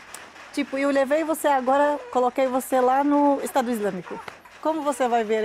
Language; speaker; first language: Portuguese; non-native, learner; Arabic